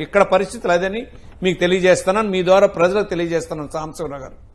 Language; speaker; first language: Telugu; native; Telugu